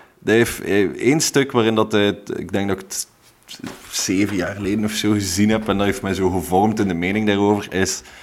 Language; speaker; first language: Dutch; native; Dutch